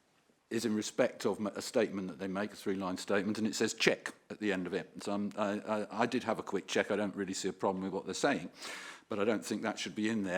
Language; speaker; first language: English; native; English